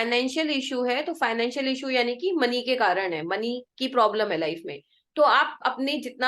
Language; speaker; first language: Hindi; native; Hindi